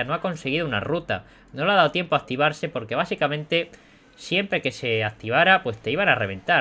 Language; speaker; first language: Spanish; native; Spanish